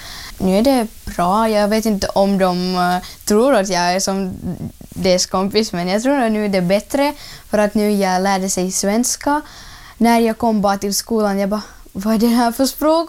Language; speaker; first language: Swedish; early bilingual, other home language; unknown